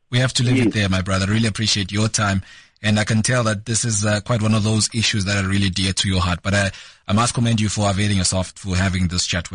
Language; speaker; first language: English; non-native, local second language; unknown